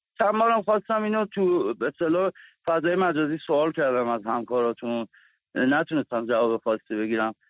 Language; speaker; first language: Persian; native; Persian